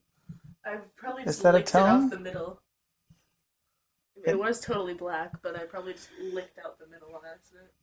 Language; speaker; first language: English; native; English